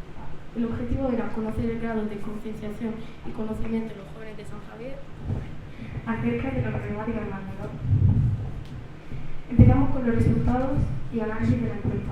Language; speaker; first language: Spanish; early bilingual, other home language; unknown